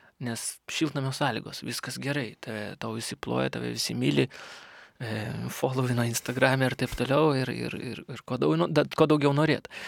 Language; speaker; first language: Lithuanian; non-native, local second language; Russian